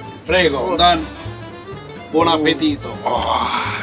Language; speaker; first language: German; non-native, learner; Italian